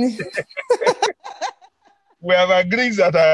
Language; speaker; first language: English; non-native, local second language; Yoruba